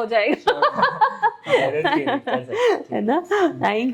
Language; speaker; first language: Hindi; native; Hindi